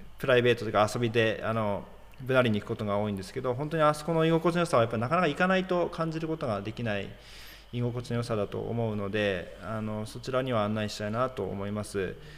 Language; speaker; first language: Japanese; native; Japanese